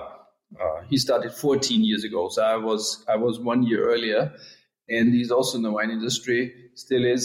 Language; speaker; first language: English; non-native, fluent; German